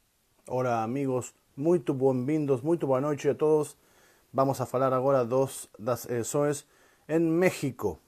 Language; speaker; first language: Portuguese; non-native, learner; Spanish